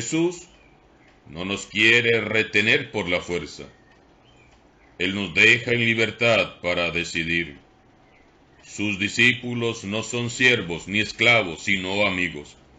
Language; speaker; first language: Spanish; native; Spanish